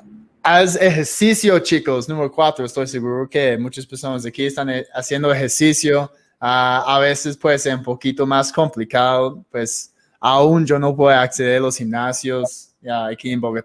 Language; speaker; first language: Spanish; non-native, fluent; English